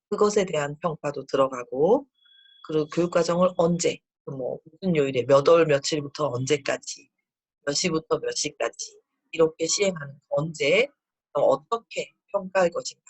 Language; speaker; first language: Korean; native; Korean